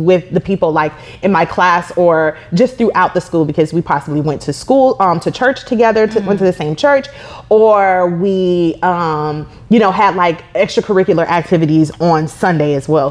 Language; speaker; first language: English; native; English